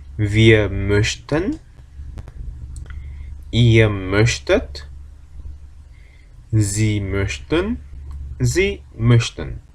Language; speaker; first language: German; non-native, fluent; Korean